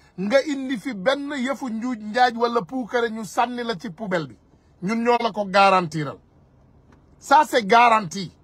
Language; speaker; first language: Wolof; non-native, local second language; Soninke